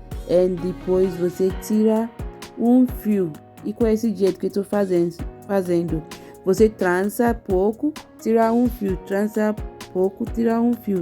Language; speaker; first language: Portuguese; non-native, learner; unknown